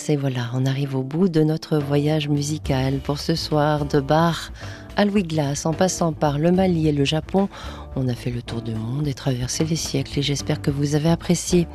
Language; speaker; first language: French; native; French